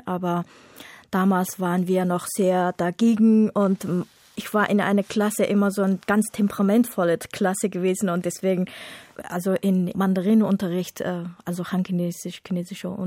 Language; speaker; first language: German; non-native, fluent; Mongolian